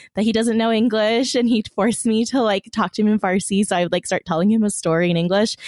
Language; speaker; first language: English; early bilingual, other home language; Persian